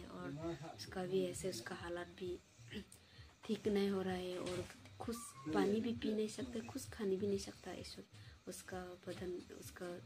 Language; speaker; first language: Hindi; non-native, local second language; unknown